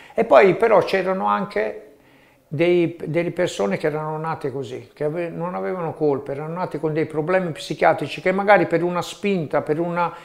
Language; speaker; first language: Italian; native; Italian